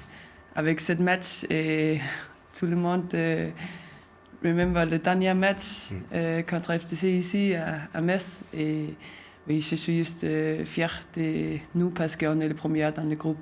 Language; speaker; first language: French; non-native, learner; Danish